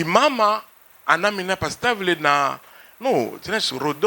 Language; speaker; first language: Russian; non-native, fluent; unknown